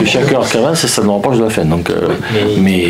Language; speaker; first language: French; native; French